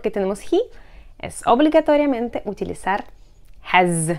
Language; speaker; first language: Spanish; non-native, fluent; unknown